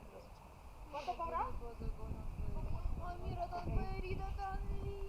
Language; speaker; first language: Spanish; native; Spanish